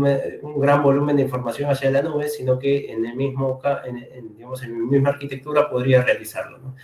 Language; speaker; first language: Spanish; native; Spanish